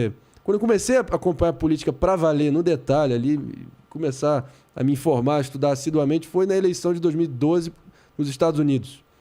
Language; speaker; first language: Portuguese; native; Portuguese